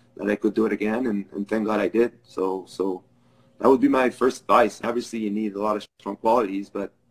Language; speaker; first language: English; non-native, fluent; French